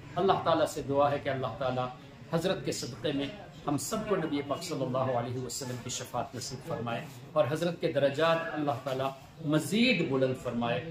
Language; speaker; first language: Urdu; non-native, fluent; Tamil